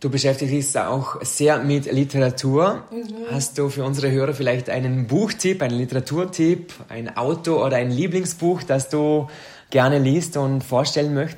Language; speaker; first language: German; native; German